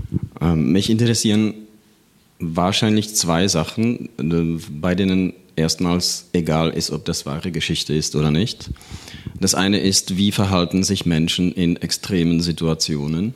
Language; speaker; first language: German; non-native, fluent; Czech